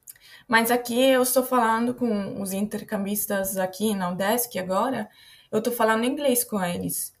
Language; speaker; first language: Portuguese; non-native, fluent; Italian